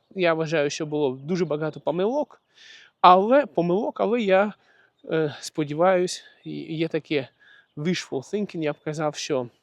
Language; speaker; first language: Ukrainian; non-native, local second language; Russian